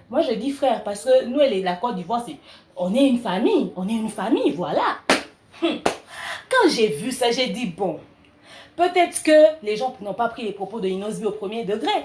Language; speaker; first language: French; non-native, local second language; Lingala